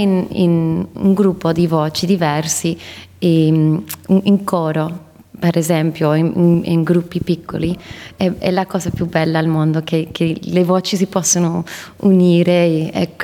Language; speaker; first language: Italian; non-native, fluent; English